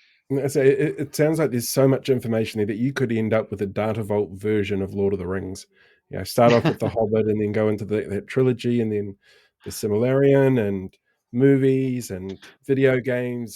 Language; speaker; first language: English; native; English